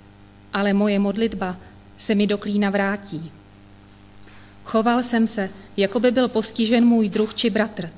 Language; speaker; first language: Czech; native; Czech